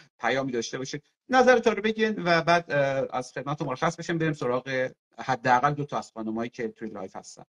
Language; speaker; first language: Persian; native; Persian